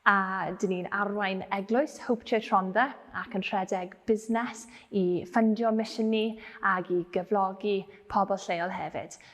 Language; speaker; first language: Welsh; non-native, fluent; English